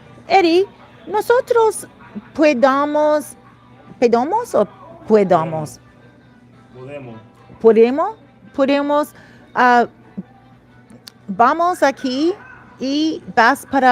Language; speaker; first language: Spanish; non-native, learner; English